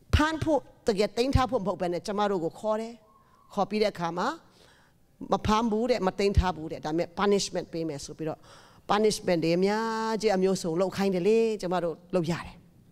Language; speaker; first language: Burmese; non-native, local second language; Tedim Chin